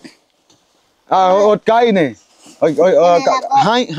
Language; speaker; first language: Vietnamese; non-native, learner; Portuguese